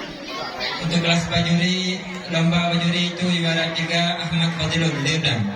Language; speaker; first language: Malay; non-native, local second language; Achinese